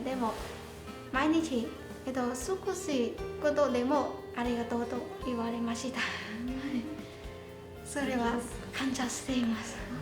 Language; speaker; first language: Japanese; non-native, learner; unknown